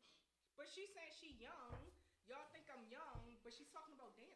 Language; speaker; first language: English; native; English